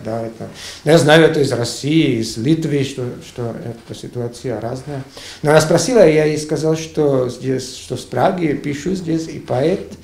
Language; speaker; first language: Russian; non-native, learner; Czech